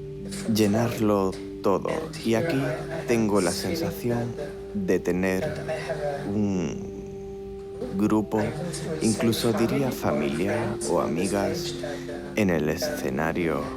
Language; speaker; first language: Spanish; non-native, fluent; Polish